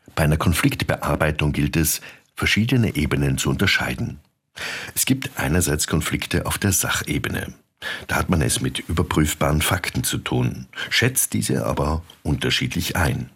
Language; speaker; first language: German; native; German